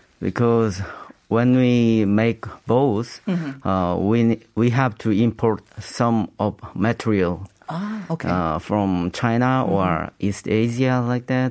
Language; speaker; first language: English; non-native, learner; Korean